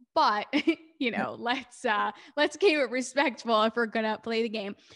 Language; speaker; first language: English; early bilingual, other home language; Hebrew